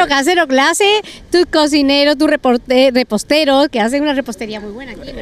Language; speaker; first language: Spanish; native; Spanish